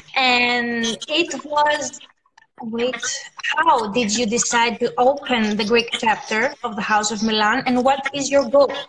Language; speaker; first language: English; non-native, fluent; Greek